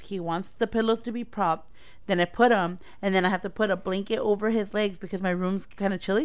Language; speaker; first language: English; early bilingual, other home language; Spanish